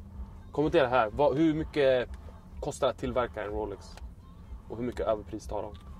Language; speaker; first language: Swedish; native; Swedish